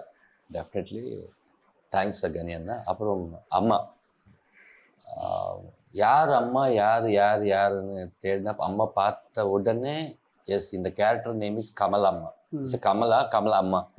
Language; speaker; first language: Tamil; non-native, learner; Telugu